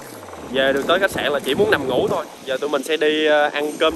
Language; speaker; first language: Vietnamese; native; Vietnamese